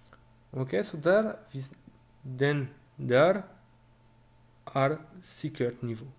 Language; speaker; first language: Norwegian; non-native, fluent; French